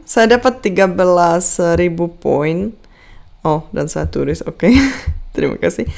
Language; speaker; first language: Indonesian; non-native, fluent; Czech